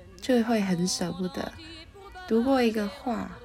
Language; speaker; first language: Chinese; native; Chinese